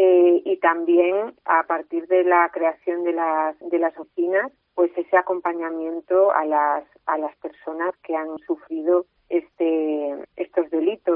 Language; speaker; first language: Spanish; native; Spanish